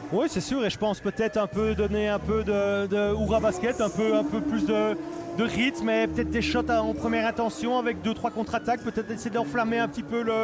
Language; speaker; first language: French; native; French